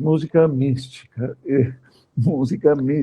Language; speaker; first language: Portuguese; non-native, fluent; Turkish